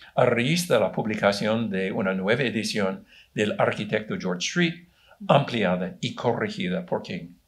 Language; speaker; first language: Spanish; non-native, fluent; English